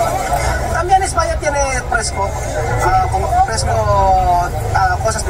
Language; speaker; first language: Spanish; non-native, learner; Filipino